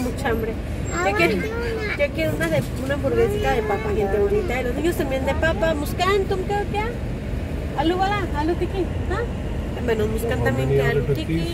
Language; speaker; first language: Spanish; native; Spanish